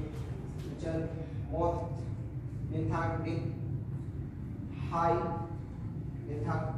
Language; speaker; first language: Vietnamese; non-native, learner; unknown